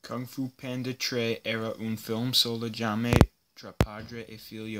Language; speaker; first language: Italian; non-native, learner; English